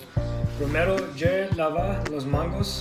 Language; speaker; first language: Spanish; non-native, learner; English